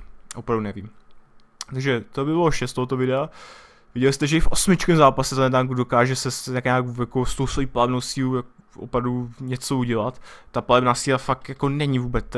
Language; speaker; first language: Czech; native; Czech